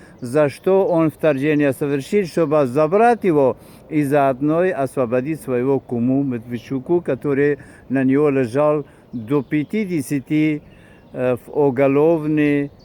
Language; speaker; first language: Russian; non-native, fluent; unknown